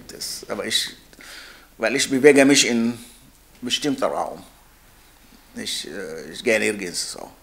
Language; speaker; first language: German; non-native, learner; Arabic